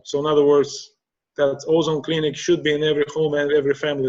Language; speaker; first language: English; non-native, fluent; Russian